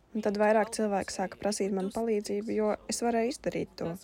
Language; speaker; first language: Latvian; non-native, fluent; Russian